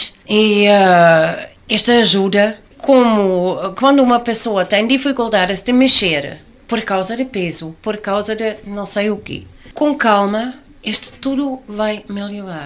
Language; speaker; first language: Portuguese; non-native, learner; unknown